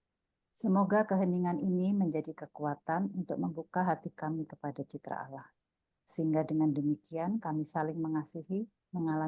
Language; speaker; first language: Indonesian; native; Indonesian